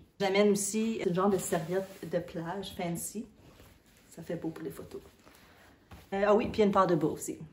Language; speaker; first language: French; native; French